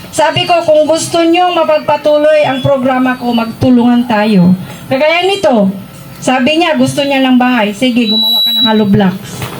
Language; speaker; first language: Filipino; non-native, local second language; Iloko